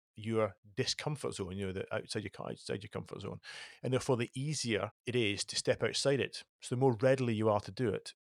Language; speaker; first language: English; native; English